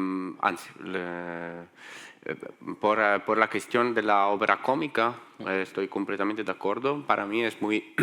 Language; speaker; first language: Spanish; non-native, fluent; Italian